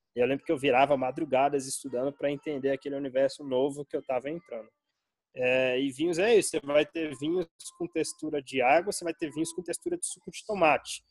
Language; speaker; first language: Portuguese; native; Portuguese